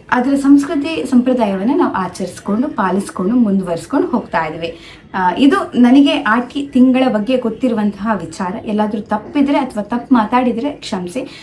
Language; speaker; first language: Kannada; non-native, local second language; Tulu